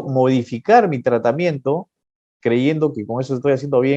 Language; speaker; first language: Spanish; native; Spanish